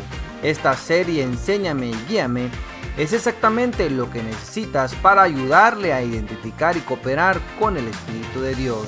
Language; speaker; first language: Spanish; native; Spanish